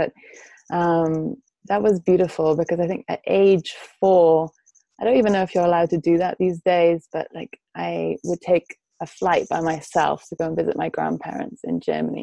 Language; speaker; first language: English; native; English